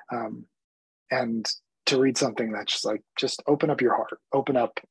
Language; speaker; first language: English; early bilingual, other home language; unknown